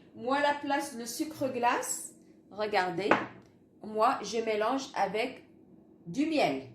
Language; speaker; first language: French; non-native, local second language; Arabic